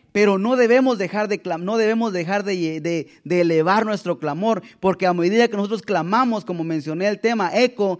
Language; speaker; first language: Spanish; native; Spanish